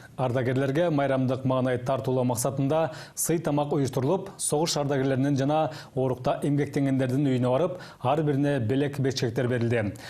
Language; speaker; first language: Kyrgyz; native; Kyrgyz